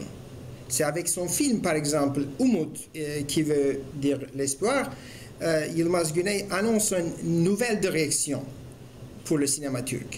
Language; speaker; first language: French; non-native, fluent; Turkish